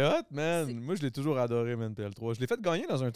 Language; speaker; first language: French; native; French